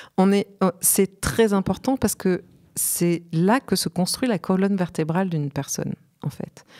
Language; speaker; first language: French; native; French